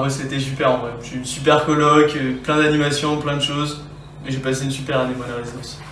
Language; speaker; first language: French; native; French